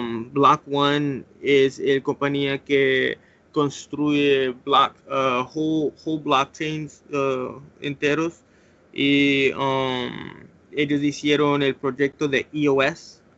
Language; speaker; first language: Spanish; early bilingual, heritage; English